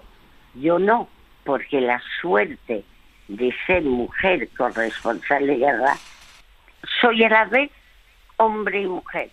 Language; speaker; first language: Spanish; early bilingual, other home language; French